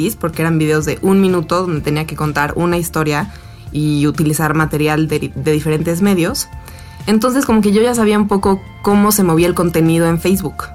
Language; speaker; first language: Spanish; native; Spanish